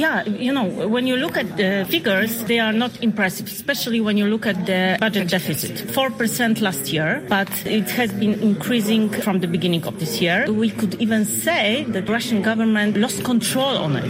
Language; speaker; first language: English; non-native, fluent; Polish